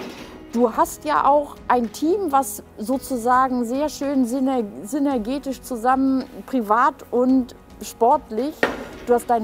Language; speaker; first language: German; native; German